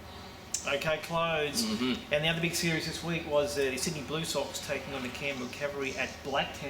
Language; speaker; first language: English; native; English